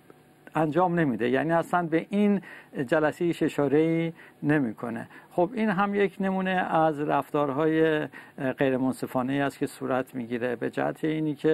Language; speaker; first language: Persian; native; Persian